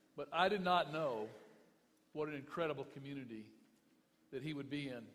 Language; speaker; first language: English; native; English